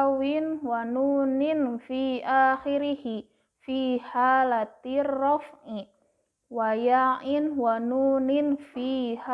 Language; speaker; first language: Arabic; non-native, learner; Indonesian